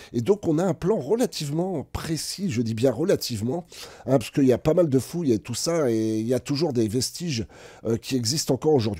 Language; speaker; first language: French; native; French